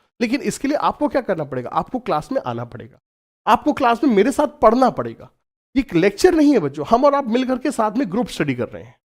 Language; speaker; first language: Hindi; native; Hindi